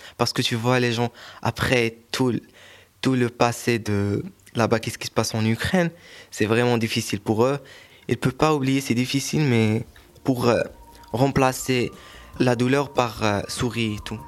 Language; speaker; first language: French; non-native, local second language; Arabic